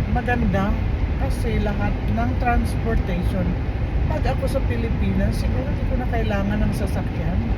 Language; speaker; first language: Filipino; non-native, local second language; Cebuano